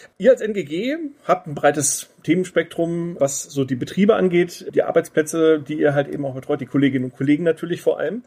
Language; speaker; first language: German; native; German